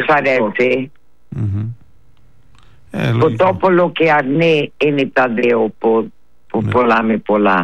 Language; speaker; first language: Greek; early bilingual, heritage; Greek